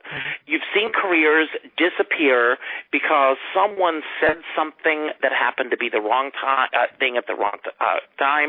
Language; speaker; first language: English; native; English